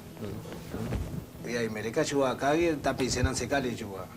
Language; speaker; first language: Indonesian; non-native, learner; Spanish